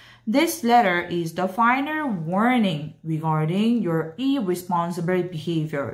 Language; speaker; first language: English; non-native, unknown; Korean